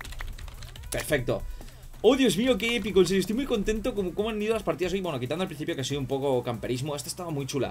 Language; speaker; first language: Spanish; native; Spanish